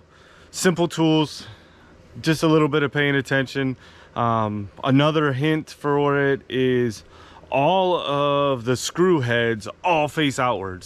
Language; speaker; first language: English; native; English